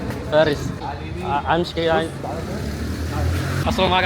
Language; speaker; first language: Arabic; non-native, fluent; Chinese